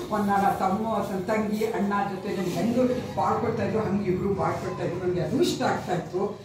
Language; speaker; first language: Kannada; non-native, local second language; Urdu